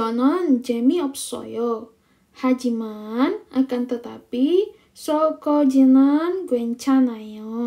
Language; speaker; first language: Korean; non-native, fluent; Indonesian